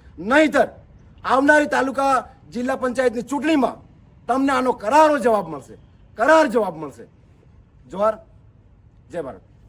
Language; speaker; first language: Gujarati; non-native, local second language; Bhili